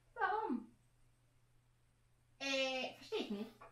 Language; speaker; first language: German; native; German